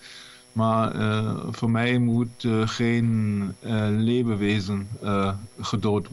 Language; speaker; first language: Dutch; non-native, learner; German